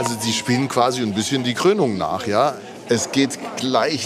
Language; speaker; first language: German; native; German